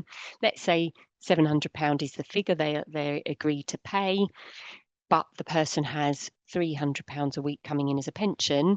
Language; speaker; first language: English; native; English